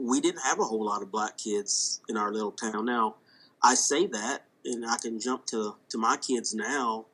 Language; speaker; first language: English; native; English